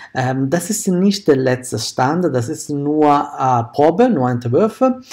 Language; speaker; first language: German; non-native, fluent; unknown